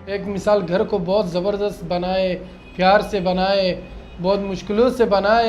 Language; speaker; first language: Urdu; non-native, local second language; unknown